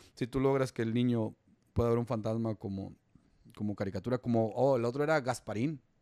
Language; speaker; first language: Spanish; native; Spanish